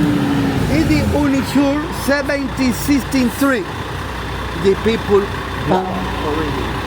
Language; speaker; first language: English; non-native, learner; Spanish